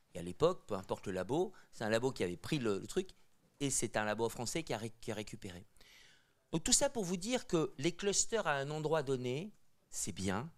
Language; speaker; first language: French; native; French